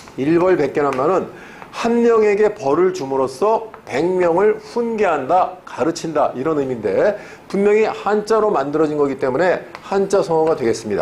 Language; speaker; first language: Korean; native; Korean